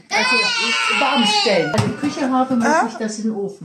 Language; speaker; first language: German; native; German